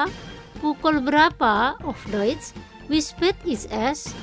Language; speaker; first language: German; non-native, fluent; Indonesian